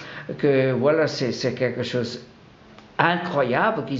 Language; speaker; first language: French; non-native, local second language; German